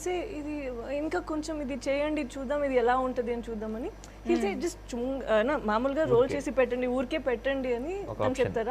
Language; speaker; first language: Telugu; non-native, fluent; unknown